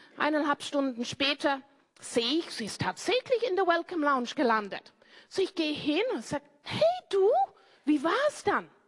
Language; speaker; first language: German; non-native, fluent; English